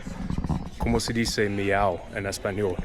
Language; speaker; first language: Spanish; non-native, learner; English